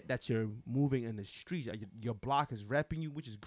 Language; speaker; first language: English; non-native, local second language; Yoruba